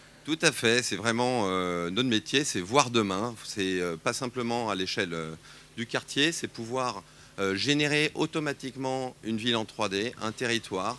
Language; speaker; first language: French; native; French